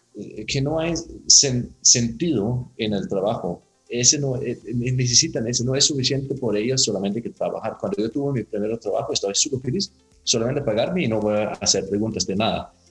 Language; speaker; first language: Spanish; non-native, learner; Danish